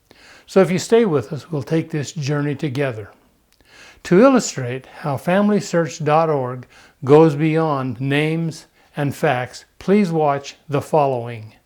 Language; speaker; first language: English; native; English